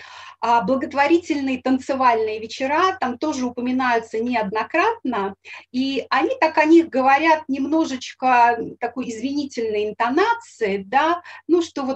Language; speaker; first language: Russian; native; Russian